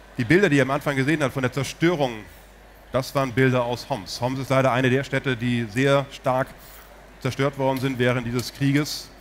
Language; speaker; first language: German; native; German